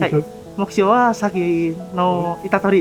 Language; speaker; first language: Japanese; non-native, learner; Indonesian